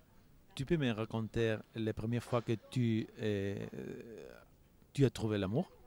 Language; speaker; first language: French; non-native, fluent; Spanish